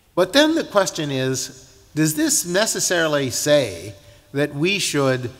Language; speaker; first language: English; native; English